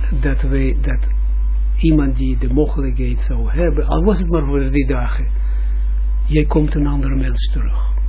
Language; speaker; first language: Dutch; non-native, fluent; Russian